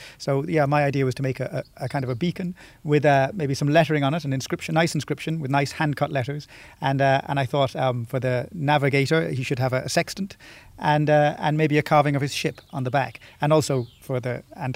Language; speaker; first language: English; native; English